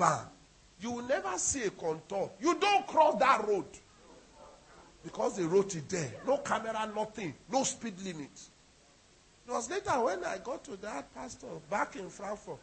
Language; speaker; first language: English; non-native, local second language; Yoruba